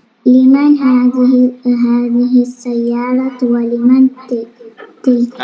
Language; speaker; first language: Arabic; non-native, learner; Malayalam